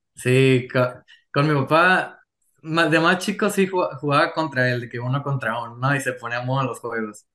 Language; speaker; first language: Spanish; native; Spanish